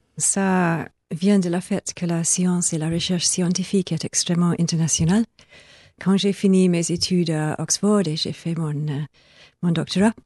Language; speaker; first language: French; non-native, fluent; English